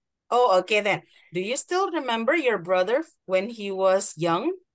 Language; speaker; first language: English; non-native, fluent; Indonesian